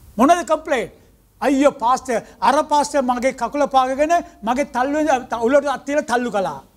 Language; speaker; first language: Sinhala; non-native, local second language; Tamil